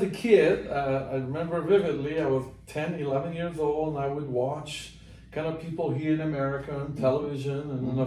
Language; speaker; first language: English; non-native, fluent; Persian